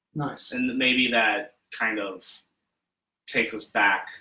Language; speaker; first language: English; native; English